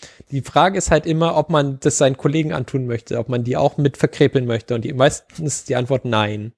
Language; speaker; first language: German; native; German